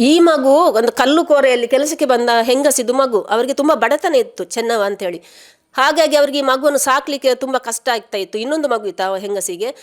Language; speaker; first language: Kannada; native; Kannada